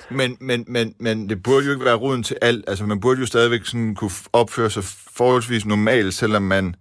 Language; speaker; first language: Danish; early bilingual, other home language; Persian